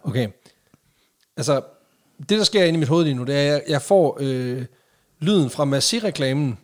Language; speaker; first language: Danish; native; Danish